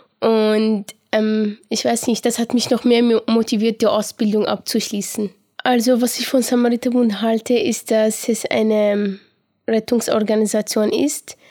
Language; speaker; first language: German; non-native, fluent; Arabic